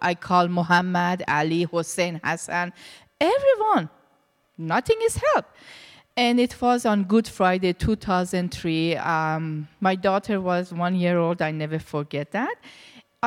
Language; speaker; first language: English; non-native, learner; Persian